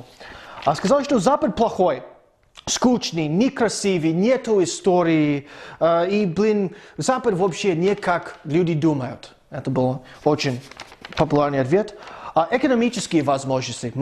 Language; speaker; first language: Russian; non-native, fluent; English